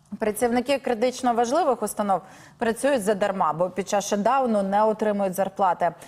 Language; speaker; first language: Ukrainian; native; Ukrainian